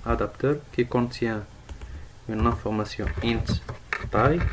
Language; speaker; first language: French; non-native, local second language; Arabic